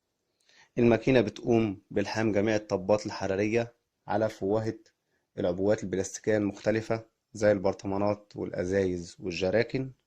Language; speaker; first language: Arabic; native; Arabic